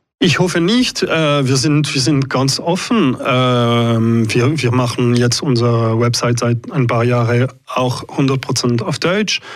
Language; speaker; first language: German; non-native, local second language; French